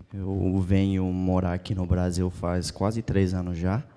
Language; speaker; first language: Portuguese; non-native, fluent; English